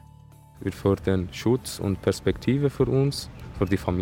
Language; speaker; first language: German; non-native, fluent; Persian